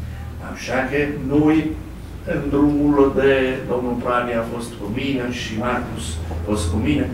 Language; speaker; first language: Romanian; non-native, learner; Italian